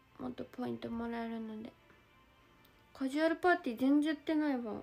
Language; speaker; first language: Japanese; native; Japanese